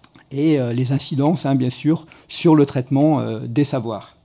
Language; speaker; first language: French; native; French